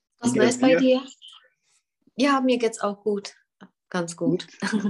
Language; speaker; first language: German; non-native, fluent; Czech